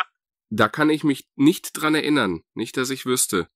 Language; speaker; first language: German; native; German